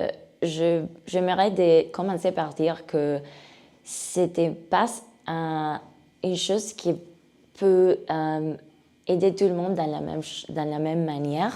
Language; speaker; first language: French; non-native, learner; Spanish